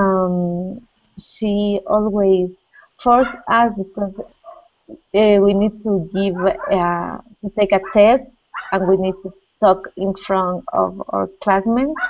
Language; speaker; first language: English; non-native, learner; Spanish